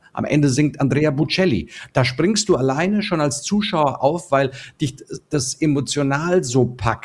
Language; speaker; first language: German; native; German